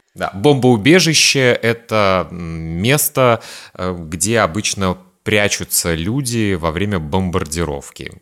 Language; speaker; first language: Russian; native; Russian